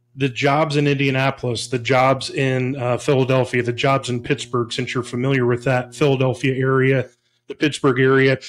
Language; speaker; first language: English; native; English